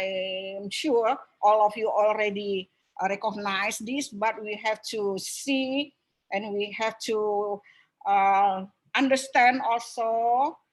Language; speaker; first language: English; non-native, local second language; Indonesian